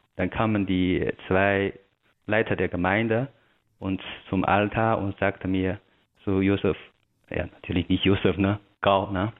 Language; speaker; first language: German; non-native, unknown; Chinese